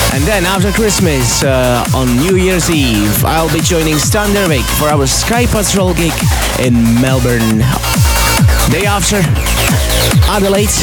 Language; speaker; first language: English; non-native, fluent; Slovak